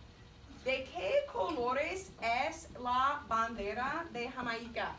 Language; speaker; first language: Spanish; non-native, fluent; English